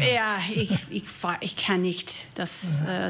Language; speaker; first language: German; non-native, learner; English